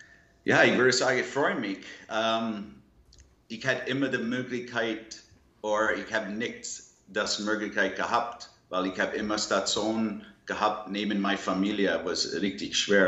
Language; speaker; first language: German; non-native, learner; English